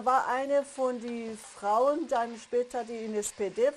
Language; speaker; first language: German; non-native, learner; Persian